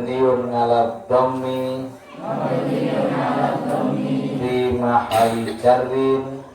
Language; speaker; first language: Arabic; non-native, fluent; Javanese